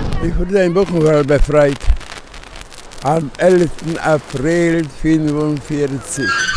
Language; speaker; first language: German; non-native, fluent; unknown